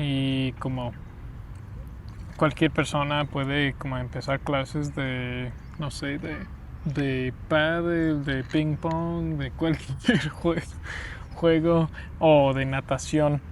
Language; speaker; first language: Spanish; non-native, fluent; English